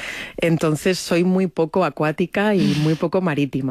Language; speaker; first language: Spanish; native; Spanish